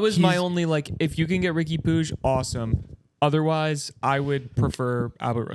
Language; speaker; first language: English; native; English